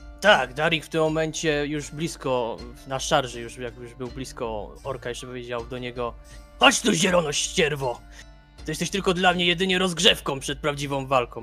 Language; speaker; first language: Polish; native; Polish